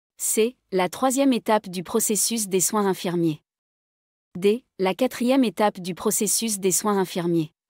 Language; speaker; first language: French; non-native, local second language; Arabic